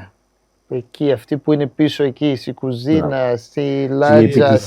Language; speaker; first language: Greek; non-native, fluent; Portuguese